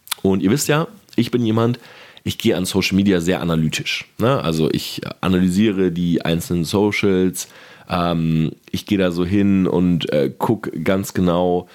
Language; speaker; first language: German; native; German